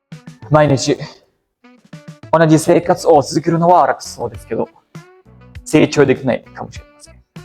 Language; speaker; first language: Japanese; non-native, learner; Indonesian